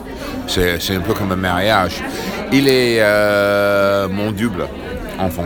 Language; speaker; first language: French; non-native, fluent; English